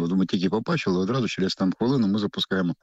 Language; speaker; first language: Ukrainian; native; Ukrainian